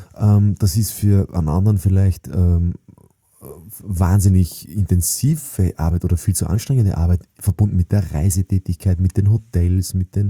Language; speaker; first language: German; native; German